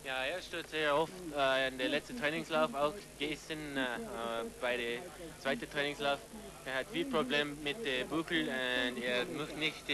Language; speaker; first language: German; non-native, learner; English